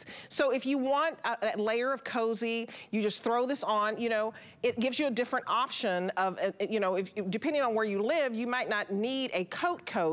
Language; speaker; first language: English; native; English